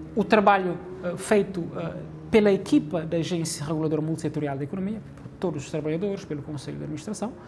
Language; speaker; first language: Portuguese; non-native, local second language; Kabuverdianu